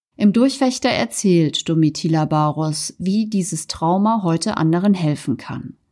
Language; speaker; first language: German; native; German